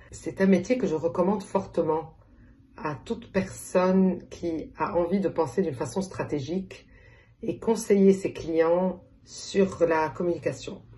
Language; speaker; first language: French; non-native, local second language; Arabic